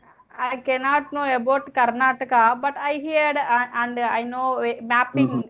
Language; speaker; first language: English; non-native, learner; Telugu